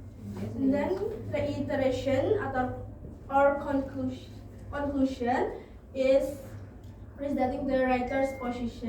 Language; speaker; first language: English; non-native, learner; Indonesian